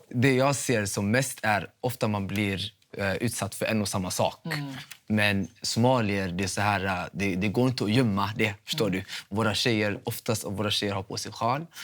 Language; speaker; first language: Swedish; early bilingual, other home language; Somali